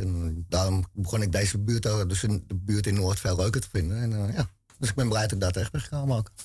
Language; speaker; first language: Dutch; native; Dutch